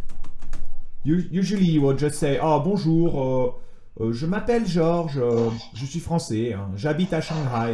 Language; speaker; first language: French; native; French